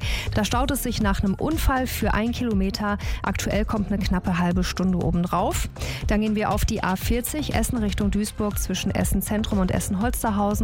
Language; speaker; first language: German; native; German